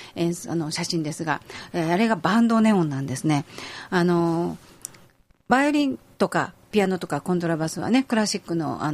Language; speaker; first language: Japanese; native; Japanese